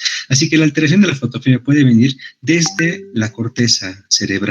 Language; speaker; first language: Spanish; native; Spanish